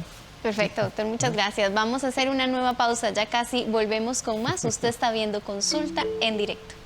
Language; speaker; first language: Spanish; native; Spanish